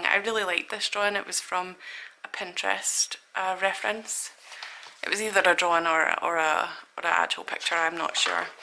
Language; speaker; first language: English; native; English